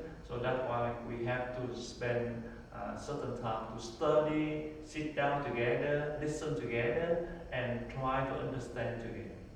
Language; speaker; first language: English; non-native, learner; Vietnamese